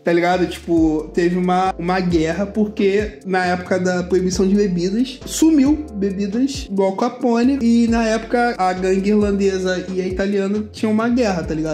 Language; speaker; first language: Portuguese; native; Portuguese